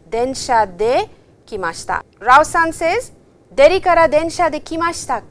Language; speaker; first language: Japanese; non-native, fluent; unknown